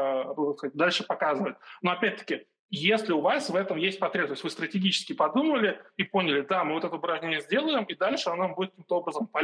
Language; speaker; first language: Russian; native; Russian